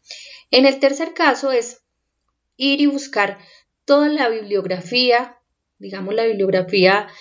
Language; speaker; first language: Spanish; native; Spanish